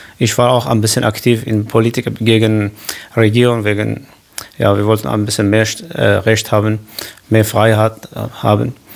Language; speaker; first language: German; non-native, learner; Kurdish